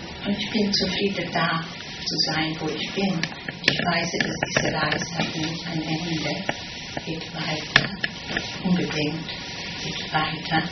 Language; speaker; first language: German; non-native, fluent; Italian